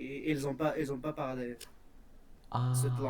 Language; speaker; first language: French; non-native, local second language; Berber languages